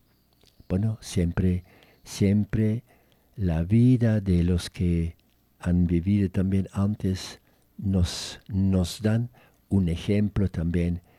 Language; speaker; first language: Spanish; non-native, fluent; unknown